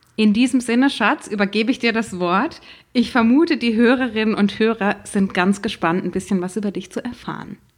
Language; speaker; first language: German; native; German